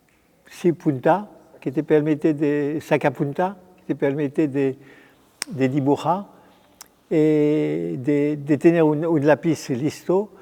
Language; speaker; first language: Spanish; non-native, fluent; French